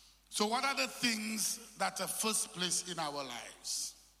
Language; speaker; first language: English; non-native, local second language; French